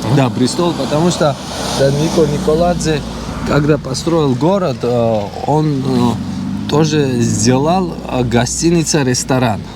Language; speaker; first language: Russian; non-native, learner; Georgian